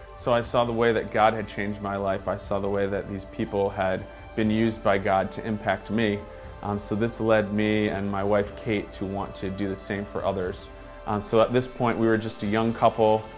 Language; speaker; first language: English; native; English